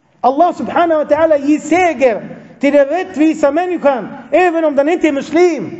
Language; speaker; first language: Swedish; non-native, fluent; Arabic